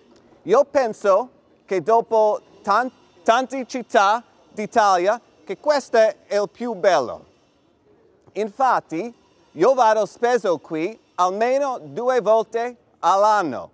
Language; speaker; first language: Italian; non-native, learner; English